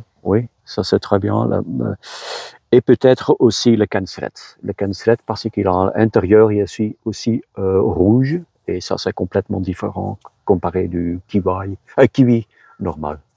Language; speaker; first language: French; non-native, local second language; Dutch